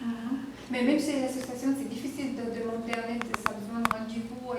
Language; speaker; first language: French; non-native, learner; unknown